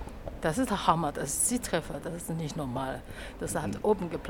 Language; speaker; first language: German; non-native, learner; Chinese